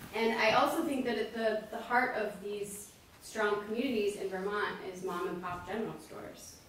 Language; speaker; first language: English; native; English